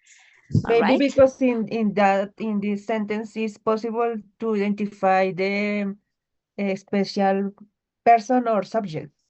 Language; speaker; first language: English; non-native, learner; Spanish